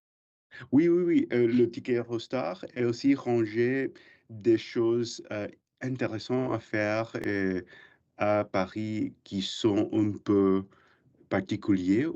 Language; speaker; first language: French; non-native, learner; English